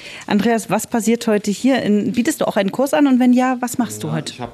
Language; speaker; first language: German; native; German